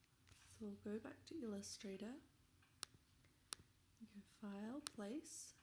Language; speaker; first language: English; native; English